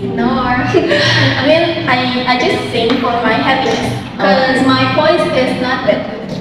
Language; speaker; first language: English; non-native, learner; Indonesian